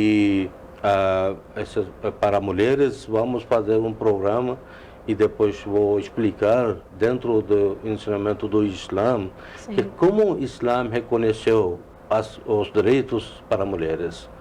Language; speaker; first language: Portuguese; non-native, fluent; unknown